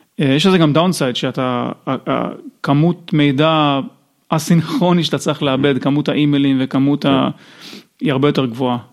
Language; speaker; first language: Hebrew; native; Hebrew